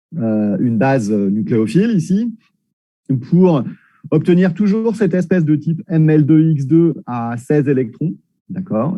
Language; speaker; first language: French; native; French